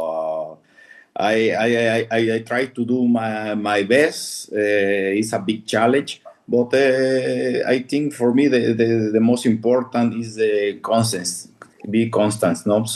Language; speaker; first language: English; non-native, fluent; Spanish